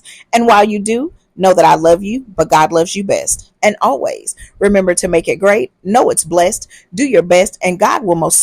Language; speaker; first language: English; native; English